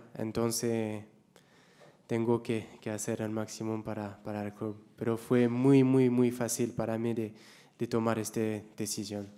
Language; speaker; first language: Spanish; non-native, learner; French